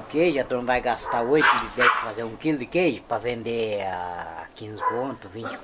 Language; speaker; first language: Portuguese; native; Portuguese